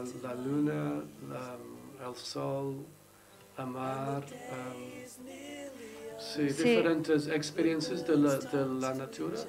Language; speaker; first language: Spanish; non-native, learner; English